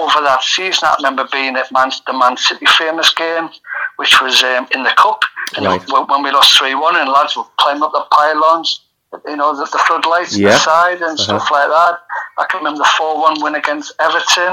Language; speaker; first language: English; native; English